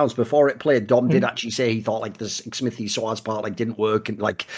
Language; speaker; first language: English; native; English